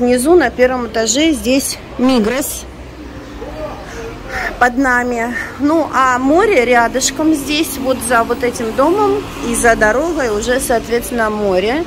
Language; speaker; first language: Russian; native; Russian